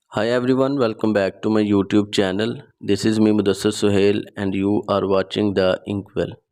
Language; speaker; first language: English; non-native, local second language; Urdu